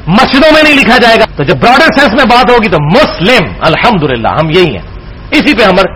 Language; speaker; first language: Urdu; non-native, local second language; Punjabi